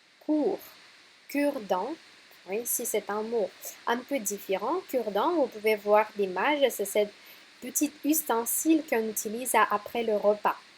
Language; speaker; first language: French; non-native, fluent; Russian